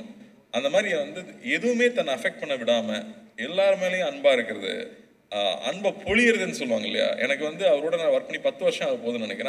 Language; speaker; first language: Tamil; native; Tamil